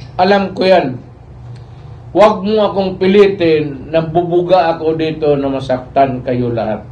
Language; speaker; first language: Filipino; non-native, local second language; Cebuano